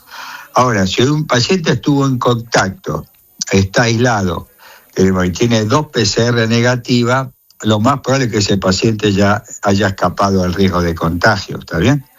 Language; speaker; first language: Spanish; native; Spanish